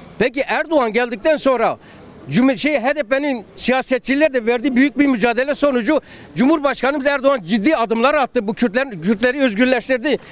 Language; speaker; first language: Turkish; non-native, local second language; Kurdish